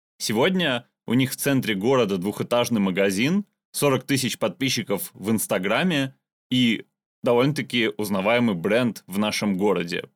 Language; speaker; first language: Russian; non-native, local second language; Armenian